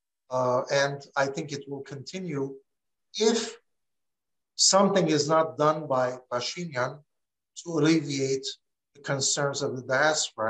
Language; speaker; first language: English; early bilingual, other home language; Armenian